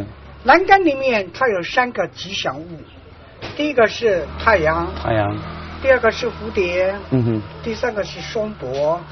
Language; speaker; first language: Chinese; native; Chinese